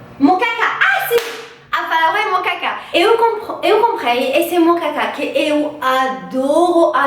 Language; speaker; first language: Portuguese; non-native, learner; French